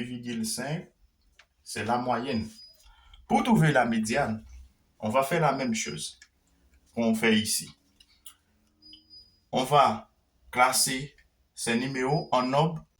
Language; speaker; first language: French; non-native, local second language; Haitian Creole